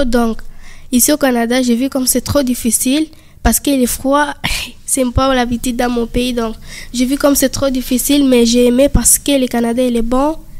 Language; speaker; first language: French; non-native, learner; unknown